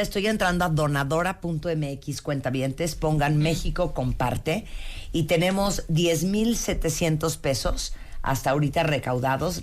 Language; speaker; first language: Spanish; native; Spanish